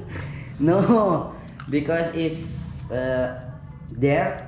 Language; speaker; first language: English; non-native, fluent; Indonesian